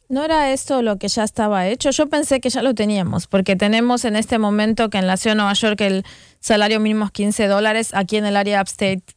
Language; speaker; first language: Spanish; native; Spanish